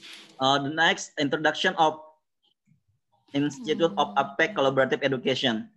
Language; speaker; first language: English; non-native, learner; Indonesian